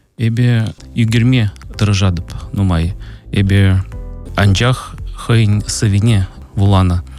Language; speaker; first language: Russian; native; Russian